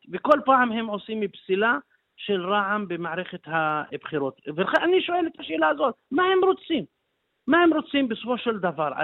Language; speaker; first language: Hebrew; non-native, local second language; Arabic